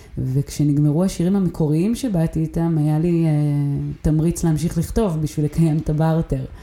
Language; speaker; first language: Hebrew; early bilingual, other home language; English